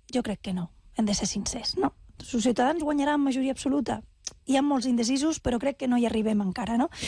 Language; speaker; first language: Catalan; non-native, local second language; Spanish